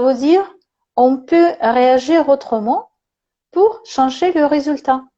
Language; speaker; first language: French; non-native, learner; Russian